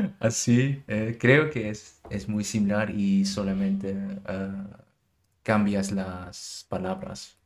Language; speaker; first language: Spanish; non-native, learner; German